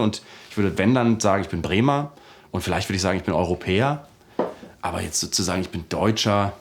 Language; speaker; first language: German; native; German